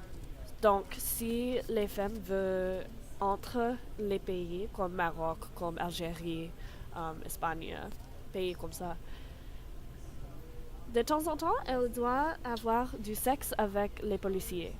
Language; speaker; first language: French; non-native, learner; English